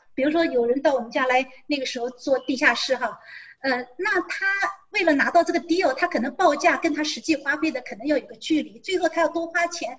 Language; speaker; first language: Chinese; native; Chinese